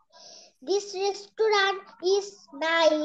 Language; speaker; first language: English; non-native, learner; Bangla